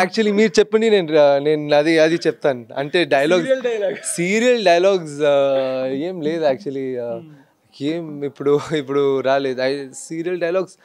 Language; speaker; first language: Telugu; non-native, local second language; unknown